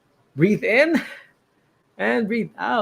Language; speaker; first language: English; non-native, local second language; Filipino